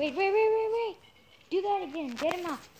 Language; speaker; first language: English; native; English